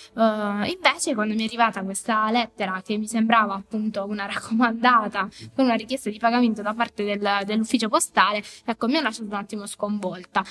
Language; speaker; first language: Italian; native; Italian